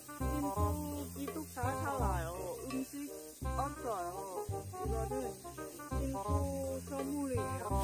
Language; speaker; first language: Korean; non-native, learner; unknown